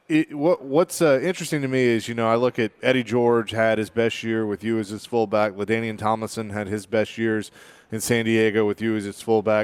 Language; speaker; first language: English; native; English